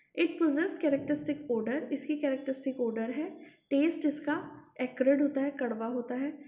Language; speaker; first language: Hindi; native; Hindi